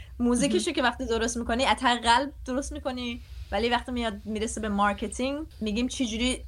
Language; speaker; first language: Persian; early bilingual, heritage; Persian